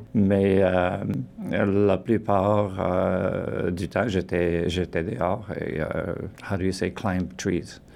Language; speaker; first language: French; non-native, fluent; Portuguese